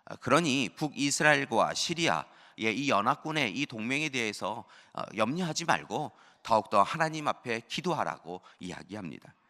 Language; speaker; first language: Korean; native; Korean